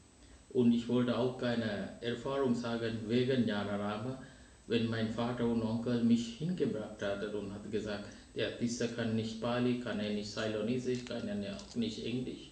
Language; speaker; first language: German; non-native, fluent; Sinhala